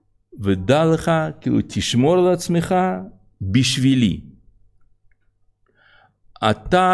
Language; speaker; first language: Hebrew; non-native, fluent; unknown